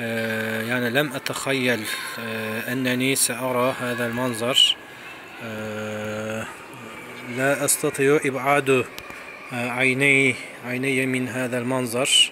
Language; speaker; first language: Arabic; non-native, fluent; Turkish